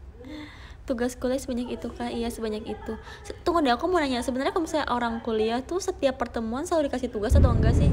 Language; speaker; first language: Indonesian; native; Indonesian